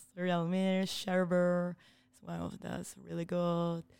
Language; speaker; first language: English; non-native, fluent; Spanish